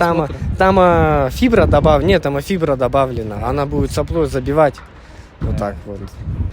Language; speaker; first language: Russian; native; Russian